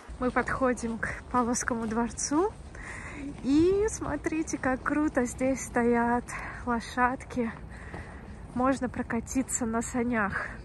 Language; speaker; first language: Russian; native; Russian